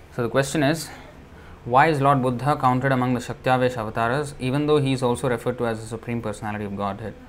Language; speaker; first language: English; non-native, local second language; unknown